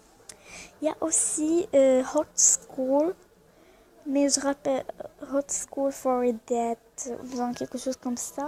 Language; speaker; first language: French; non-native, learner; Arabic